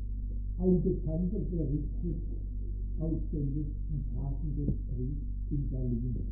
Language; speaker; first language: German; native; German